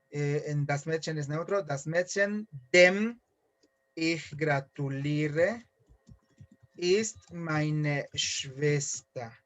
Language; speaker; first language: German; non-native, fluent; Spanish